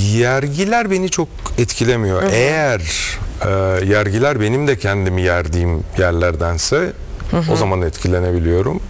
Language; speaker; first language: Turkish; native; Turkish